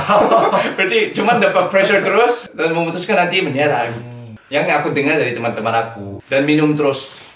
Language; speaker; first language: Indonesian; non-native, fluent; Korean